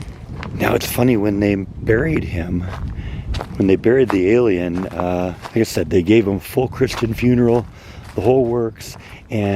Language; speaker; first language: English; native; English